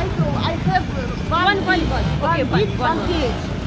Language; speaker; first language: English; non-native, learner; Russian